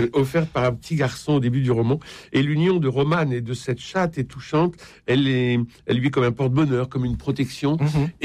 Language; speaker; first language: French; native; French